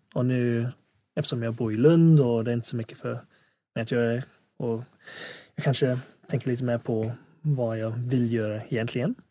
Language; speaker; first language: Swedish; non-native, fluent; English